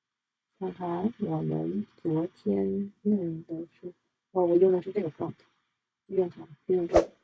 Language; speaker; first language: Chinese; native; Chinese